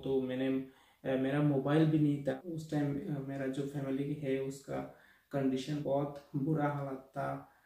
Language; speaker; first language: Hindi; non-native, local second language; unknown